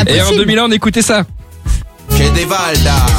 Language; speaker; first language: French; native; French